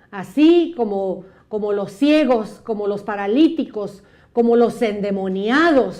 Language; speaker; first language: Spanish; native; Spanish